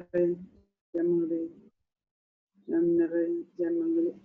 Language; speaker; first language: French; non-native, learner; Spanish